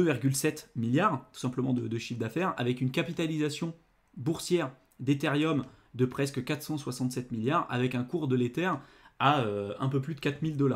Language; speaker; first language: French; native; French